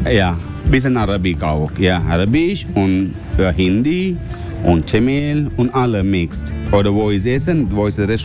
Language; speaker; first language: German; non-native, learner; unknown